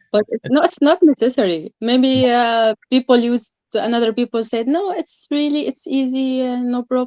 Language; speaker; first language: English; non-native, learner; Arabic